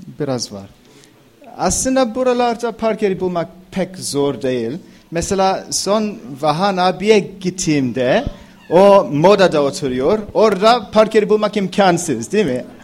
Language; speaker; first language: Turkish; non-native, fluent; English